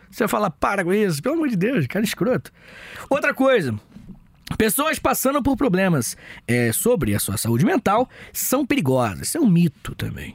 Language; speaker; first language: Portuguese; native; Portuguese